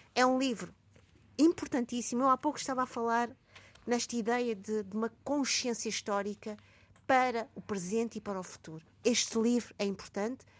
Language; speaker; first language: Portuguese; native; Portuguese